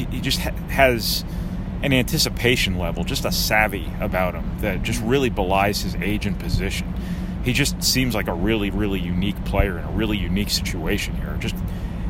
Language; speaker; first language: English; native; English